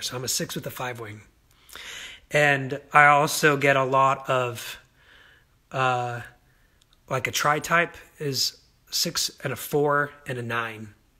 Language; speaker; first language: English; early bilingual, other home language; Spanish